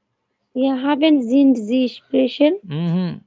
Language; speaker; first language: German; non-native, learner; Bangla